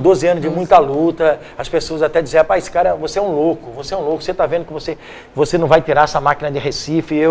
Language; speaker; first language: Portuguese; native; Portuguese